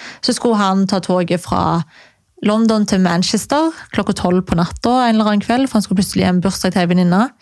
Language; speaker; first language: Norwegian; native; Norwegian